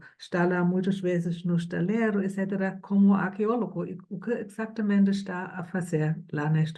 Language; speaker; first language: Portuguese; non-native, fluent; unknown